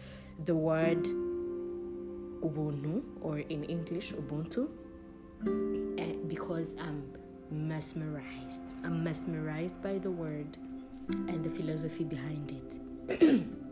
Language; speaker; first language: English; non-native, local second language; Kinyarwanda